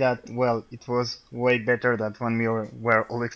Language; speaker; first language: English; non-native, fluent; French